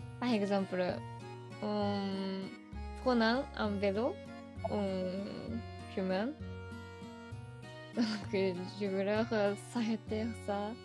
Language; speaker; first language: French; non-native, learner; Japanese